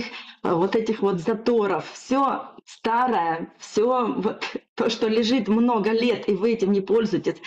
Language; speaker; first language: Russian; native; Russian